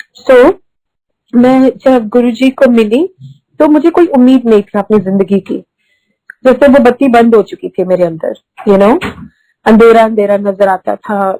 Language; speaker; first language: Hindi; early bilingual, heritage; Hindi